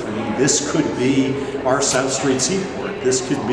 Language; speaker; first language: English; native; English